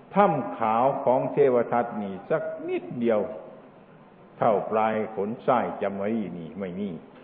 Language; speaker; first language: Thai; non-native, local second language; Northeastern Thai